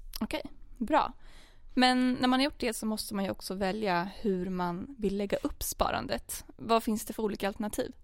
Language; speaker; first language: Swedish; native; Swedish